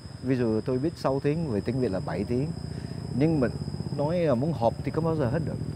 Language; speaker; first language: Vietnamese; non-native, fluent; Malay